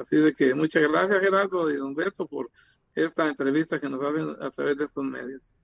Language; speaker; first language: Spanish; native; Spanish